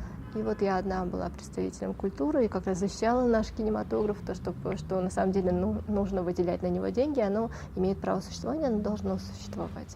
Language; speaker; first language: Russian; non-native, local second language; Tajik